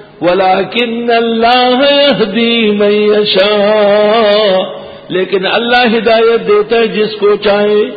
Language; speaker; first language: Urdu; non-native, local second language; Pashto